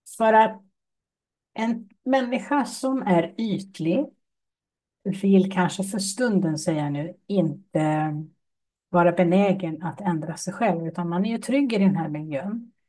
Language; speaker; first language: Swedish; native; Swedish